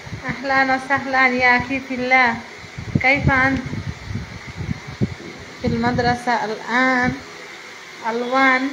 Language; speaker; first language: Arabic; non-native, learner; Bangla